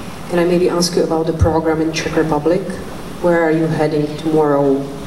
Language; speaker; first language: English; non-native, fluent; Czech